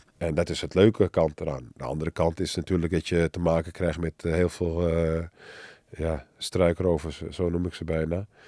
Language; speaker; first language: Dutch; early bilingual, other home language; Arabic